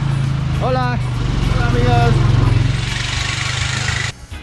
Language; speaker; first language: Spanish; non-native, learner; English